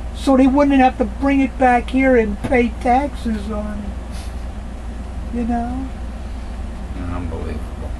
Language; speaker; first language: English; native; English